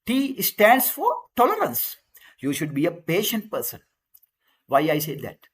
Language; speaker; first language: English; non-native, local second language; Sinhala